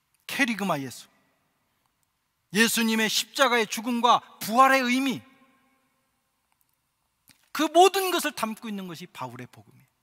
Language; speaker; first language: Korean; native; Korean